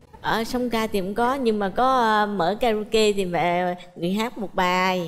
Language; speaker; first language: Vietnamese; native; Vietnamese